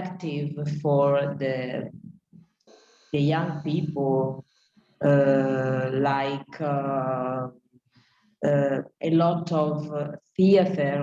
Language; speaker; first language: English; non-native, learner; Italian